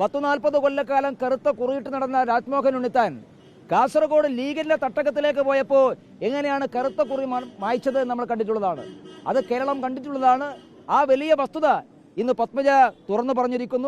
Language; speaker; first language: Malayalam; native; Malayalam